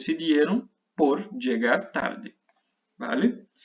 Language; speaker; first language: Spanish; non-native, fluent; Portuguese